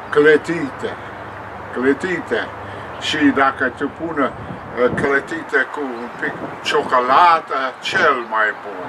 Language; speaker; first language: Romanian; non-native, learner; English